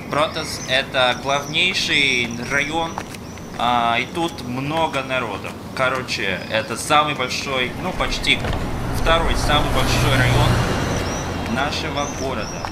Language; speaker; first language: Russian; non-native, fluent; Portuguese